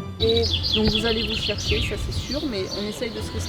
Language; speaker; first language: French; native; French